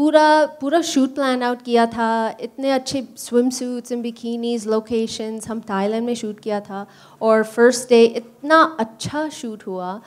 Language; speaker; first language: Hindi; early bilingual, heritage; English